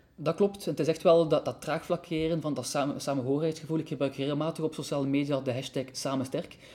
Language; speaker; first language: Dutch; native; Dutch